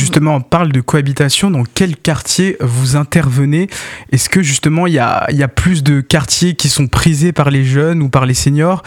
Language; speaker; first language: French; native; French